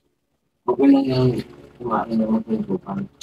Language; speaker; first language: Filipino; non-native, local second language; Hiligaynon